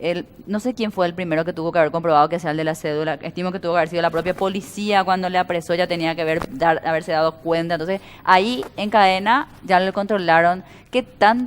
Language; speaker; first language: Spanish; native; Spanish